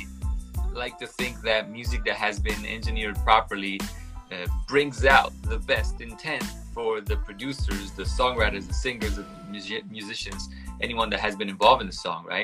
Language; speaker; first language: English; non-native, fluent; Italian